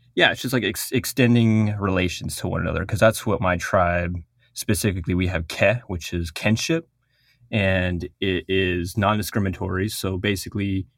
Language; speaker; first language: English; early bilingual, other home language; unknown